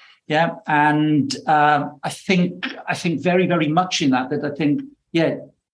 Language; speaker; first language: English; native; English